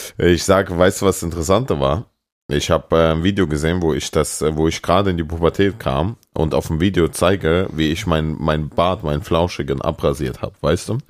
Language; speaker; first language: German; early bilingual, other home language; Russian